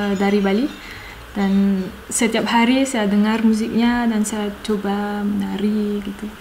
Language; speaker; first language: Indonesian; non-native, fluent; French